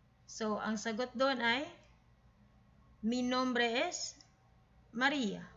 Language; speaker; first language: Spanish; non-native, fluent; Filipino